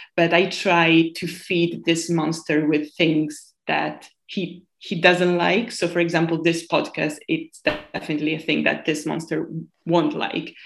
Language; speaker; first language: English; non-native, fluent; Italian